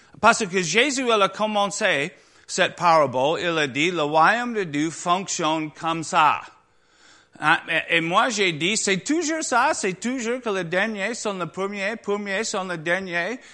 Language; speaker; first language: French; non-native, learner; English